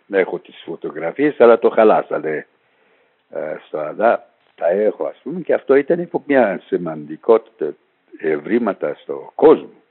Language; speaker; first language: Greek; non-native, fluent; Persian